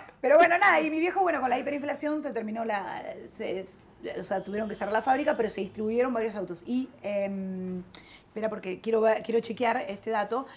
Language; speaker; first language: Spanish; native; Spanish